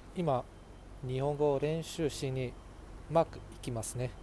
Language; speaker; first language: Japanese; non-native, learner; Min Nan Chinese